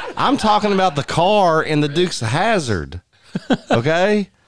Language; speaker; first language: English; native; English